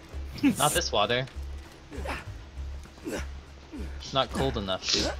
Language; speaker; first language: English; native; English